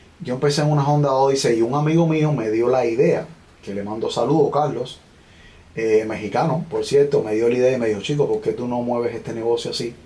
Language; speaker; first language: Spanish; native; Spanish